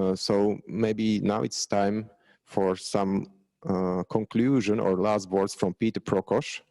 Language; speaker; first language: English; non-native, fluent; Slovak